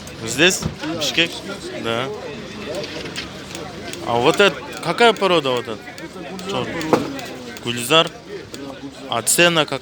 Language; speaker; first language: Russian; non-native, local second language; Kyrgyz